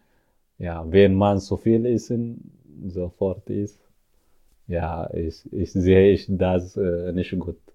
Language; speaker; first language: German; non-native, learner; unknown